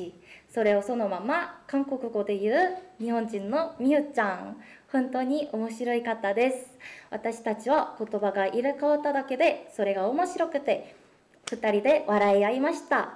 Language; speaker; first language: Japanese; non-native, fluent; Korean